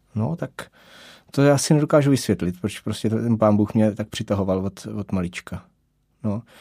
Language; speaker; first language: Czech; native; Czech